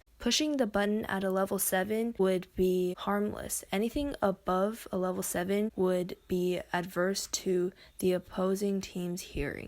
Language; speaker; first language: English; native; English